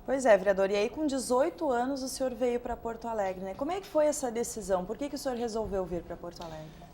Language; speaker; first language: Portuguese; native; Portuguese